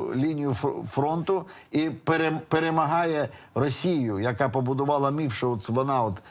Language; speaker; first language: Ukrainian; native; Ukrainian